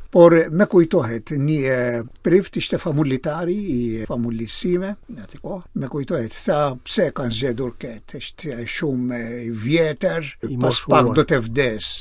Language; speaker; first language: Albanian; non-native, fluent; Maltese